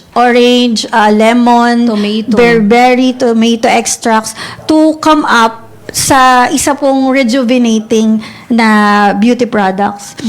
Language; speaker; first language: Filipino; native; Filipino